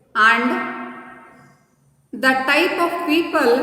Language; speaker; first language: English; non-native, local second language; Kannada